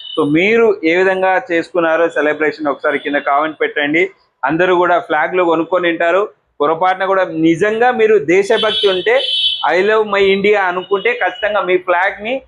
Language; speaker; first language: Telugu; native; Telugu